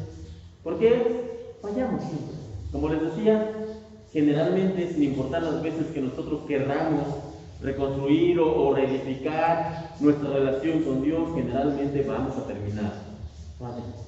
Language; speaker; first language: Spanish; native; Spanish